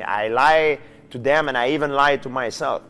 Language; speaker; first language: English; non-native, local second language; French